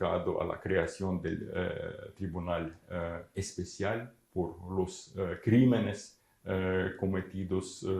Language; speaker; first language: Spanish; non-native, fluent; Ukrainian